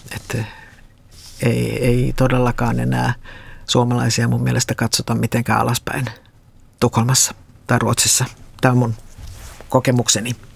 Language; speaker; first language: Finnish; native; Finnish